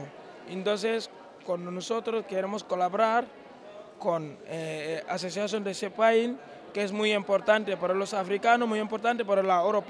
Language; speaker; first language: Spanish; non-native, learner; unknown